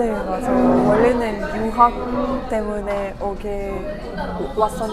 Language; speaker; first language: Korean; non-native, fluent; Hindi